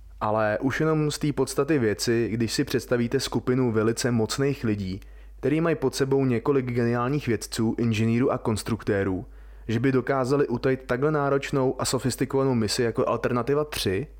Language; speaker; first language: Czech; native; Czech